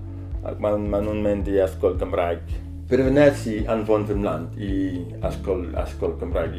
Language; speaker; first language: Welsh; non-native, learner; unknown